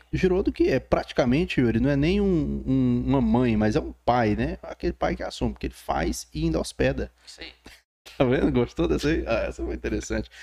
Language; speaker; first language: Portuguese; native; Portuguese